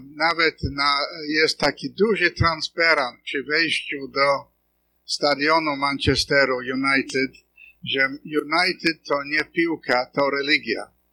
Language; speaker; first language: Polish; non-native, fluent; English